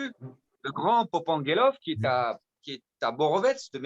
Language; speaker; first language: French; native; French